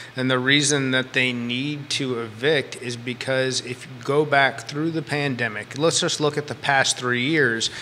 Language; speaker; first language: English; native; English